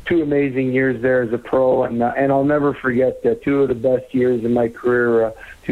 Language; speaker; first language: English; native; English